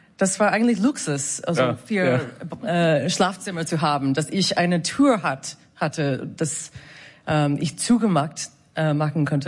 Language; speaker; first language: German; non-native, fluent; English